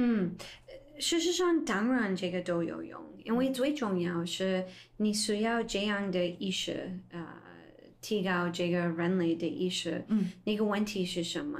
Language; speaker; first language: Chinese; non-native, fluent; English